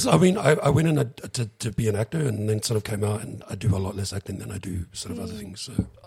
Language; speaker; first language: English; native; English